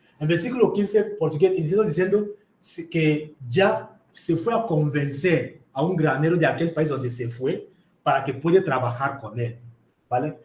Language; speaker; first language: Spanish; non-native, fluent; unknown